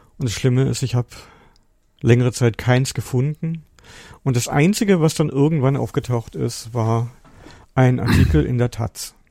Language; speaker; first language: German; native; German